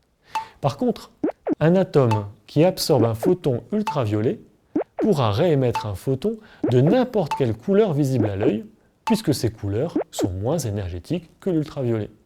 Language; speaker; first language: French; native; French